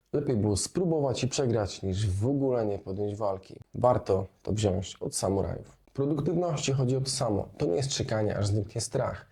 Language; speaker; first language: Polish; native; Polish